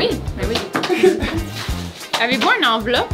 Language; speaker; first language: French; native; French